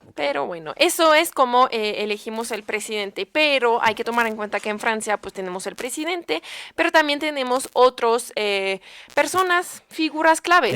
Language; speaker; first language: Spanish; non-native, fluent; French